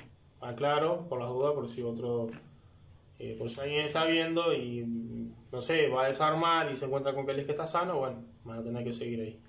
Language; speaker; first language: Spanish; native; Spanish